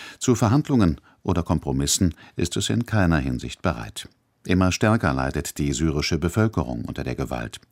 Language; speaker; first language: German; native; German